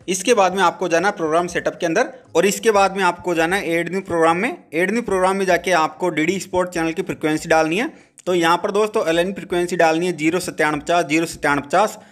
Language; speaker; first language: Hindi; native; Hindi